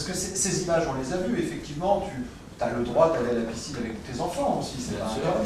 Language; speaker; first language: French; native; French